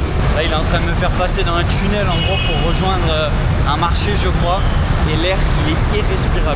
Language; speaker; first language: French; native; French